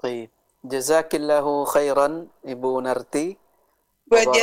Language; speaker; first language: Arabic; non-native, fluent; Indonesian